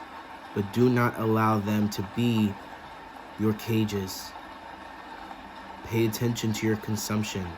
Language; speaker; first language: English; native; English